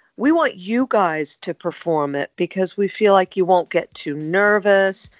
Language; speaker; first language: English; native; English